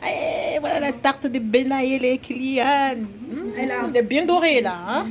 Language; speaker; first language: French; native; French